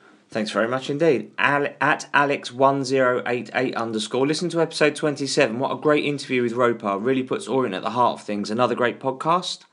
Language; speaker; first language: English; native; English